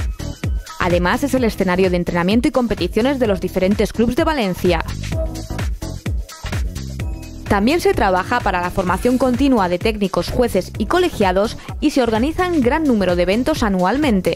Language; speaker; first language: Spanish; native; Spanish